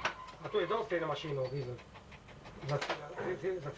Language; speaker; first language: Slovenian; non-native, learner; Italian